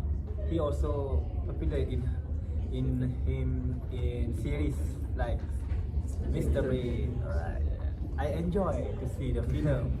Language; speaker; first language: English; non-native, local second language; Malay